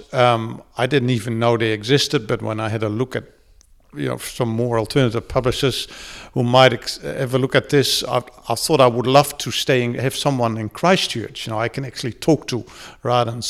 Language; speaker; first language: English; non-native, fluent; Dutch